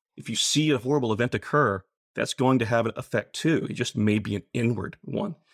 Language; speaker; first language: English; native; English